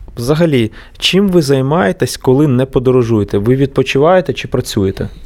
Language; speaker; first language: Ukrainian; native; Ukrainian